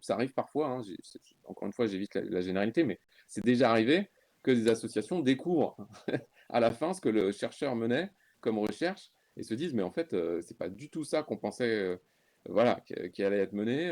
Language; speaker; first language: French; native; French